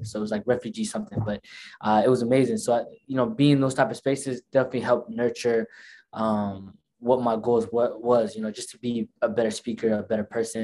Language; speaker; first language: English; early bilingual, other home language; Somali